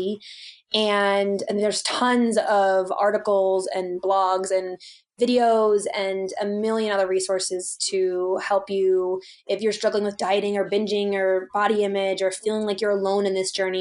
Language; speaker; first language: English; native; English